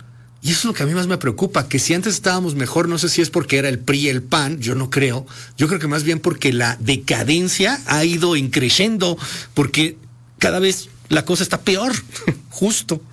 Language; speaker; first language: Spanish; native; Spanish